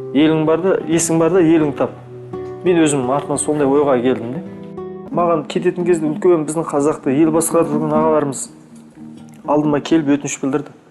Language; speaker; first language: Kazakh; native; Kazakh